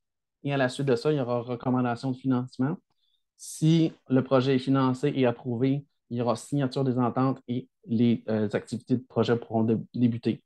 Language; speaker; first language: French; native; French